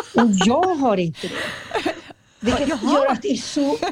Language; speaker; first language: Swedish; native; Swedish